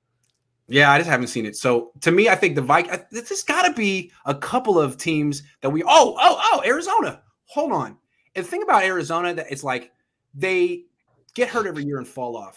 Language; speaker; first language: English; native; English